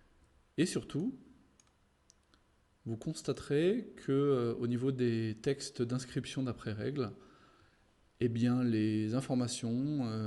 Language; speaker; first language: French; native; French